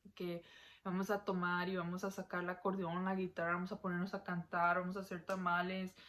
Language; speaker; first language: Spanish; early bilingual, heritage; Spanish